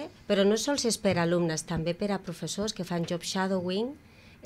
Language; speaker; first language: Catalan; native; Catalan